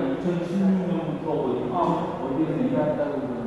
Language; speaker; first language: Korean; native; Korean